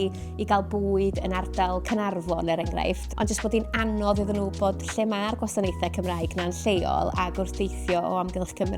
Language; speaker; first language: Welsh; native; Welsh